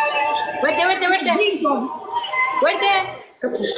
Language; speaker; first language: Arabic; native; Arabic